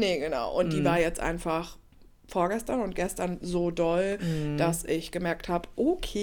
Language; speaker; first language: German; native; German